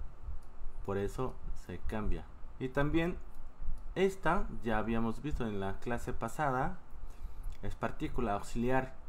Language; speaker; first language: Spanish; non-native, fluent; Korean